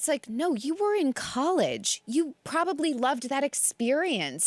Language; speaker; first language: English; native; English